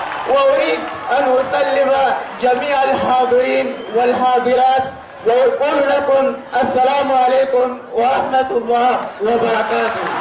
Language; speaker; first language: Arabic; non-native, learner; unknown